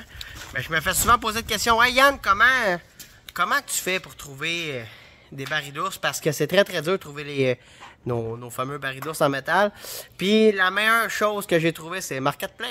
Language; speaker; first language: French; native; French